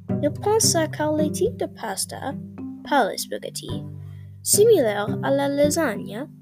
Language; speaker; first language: French; non-native, learner; English